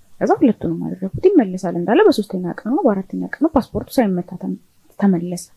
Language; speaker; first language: Amharic; native; Amharic